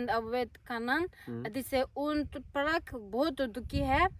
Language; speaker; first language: Hindi; non-native, learner; Japanese